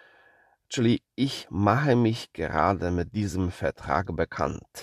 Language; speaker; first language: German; non-native, fluent; Polish